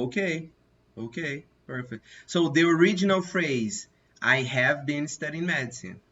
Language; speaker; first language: English; non-native, fluent; Portuguese